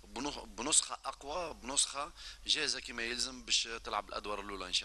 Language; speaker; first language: Arabic; native; Arabic